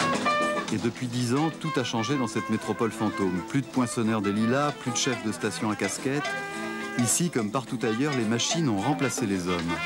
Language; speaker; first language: French; native; French